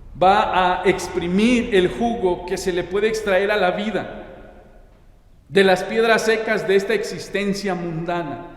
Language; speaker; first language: Spanish; native; Spanish